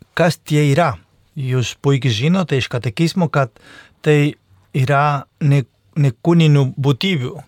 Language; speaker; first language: Lithuanian; non-native, fluent; Spanish